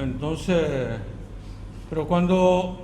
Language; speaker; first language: Spanish; non-native, learner; Korean